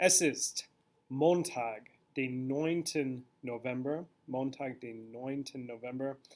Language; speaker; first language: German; non-native, fluent; English